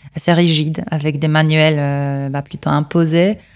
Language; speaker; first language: French; non-native, fluent; Polish